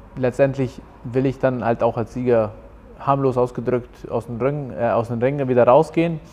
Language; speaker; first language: German; early bilingual, other home language; Albanian